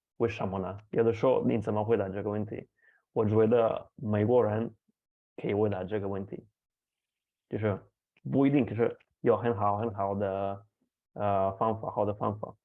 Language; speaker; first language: Chinese; non-native, fluent; Italian